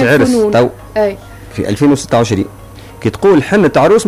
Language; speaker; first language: Arabic; native; Arabic